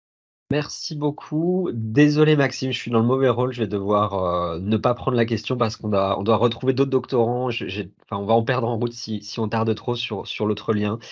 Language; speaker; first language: French; native; French